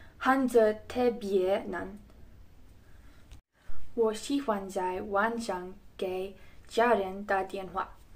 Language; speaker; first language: Chinese; non-native, learner; English